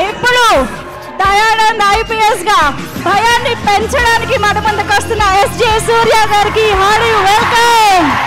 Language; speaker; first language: Telugu; native; Telugu